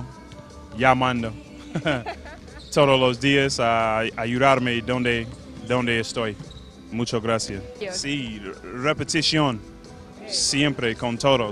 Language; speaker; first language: Spanish; non-native, learner; English